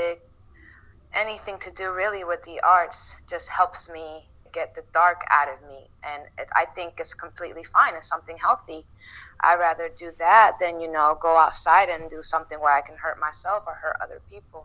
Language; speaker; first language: English; non-native, fluent; Spanish